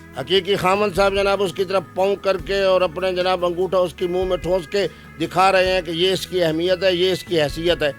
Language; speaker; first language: Urdu; non-native, local second language; Saraiki